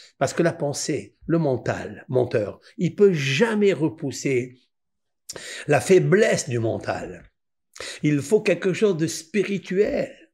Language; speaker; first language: French; native; French